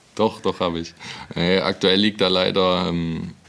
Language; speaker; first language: German; native; German